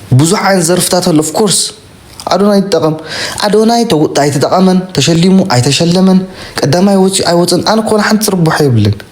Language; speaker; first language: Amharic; non-native, local second language; Tigrinya